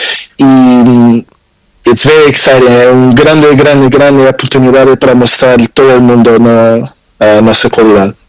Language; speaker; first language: Spanish; non-native, learner; Portuguese